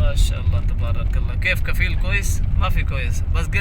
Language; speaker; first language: Arabic; non-native, learner; Urdu